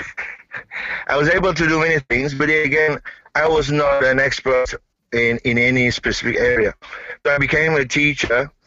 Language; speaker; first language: English; non-native, local second language; Malay